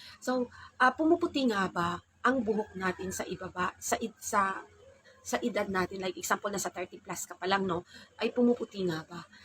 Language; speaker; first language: Filipino; non-native, local second language; Hiligaynon